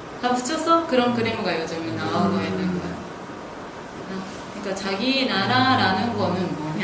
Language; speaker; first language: Korean; non-native, fluent; Japanese